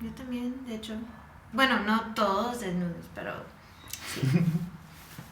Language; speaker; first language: Spanish; non-native, fluent; English